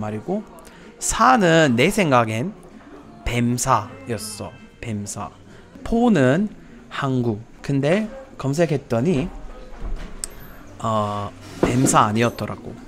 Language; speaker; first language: Korean; non-native, fluent; English